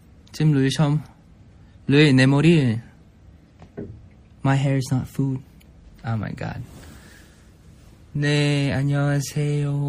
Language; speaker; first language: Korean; non-native, fluent; Thai